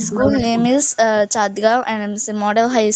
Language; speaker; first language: English; non-native, learner; Bangla